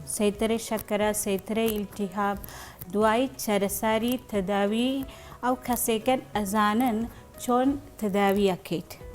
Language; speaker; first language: Central Kurdish; non-native, learner; Persian